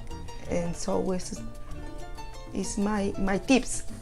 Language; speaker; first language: English; non-native, learner; Spanish